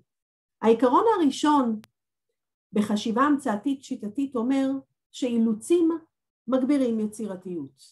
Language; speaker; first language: Hebrew; native; Hebrew